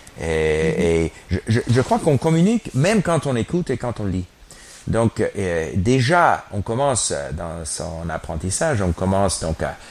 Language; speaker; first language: French; non-native, fluent; English